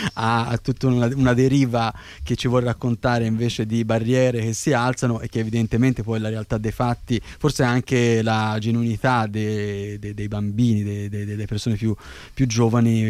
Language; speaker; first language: Italian; native; Italian